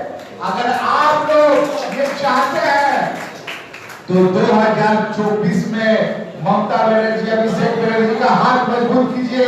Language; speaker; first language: Hindi; native; Hindi